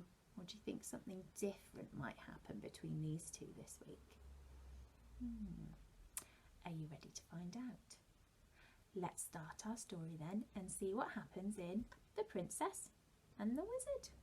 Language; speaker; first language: English; native; English